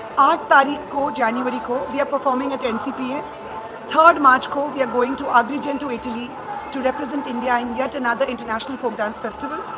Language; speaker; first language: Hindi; native; Hindi